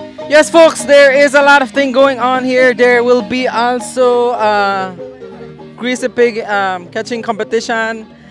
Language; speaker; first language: English; native; English